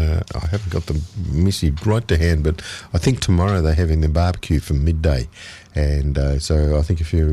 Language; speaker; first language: English; native; English